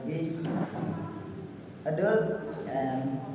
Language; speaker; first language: English; non-native, learner; Indonesian